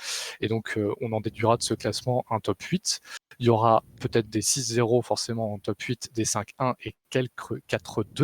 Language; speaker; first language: French; native; French